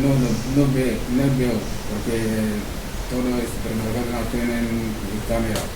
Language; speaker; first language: Spanish; non-native, learner; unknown